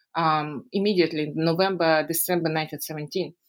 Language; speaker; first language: English; non-native, fluent; Russian